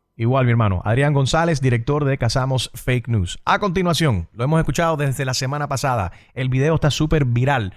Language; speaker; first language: Spanish; early bilingual, heritage; Spanish